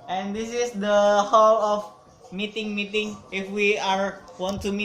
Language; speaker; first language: English; non-native, learner; Indonesian